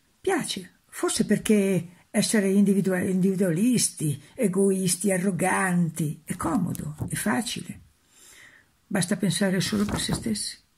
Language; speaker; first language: Italian; native; Italian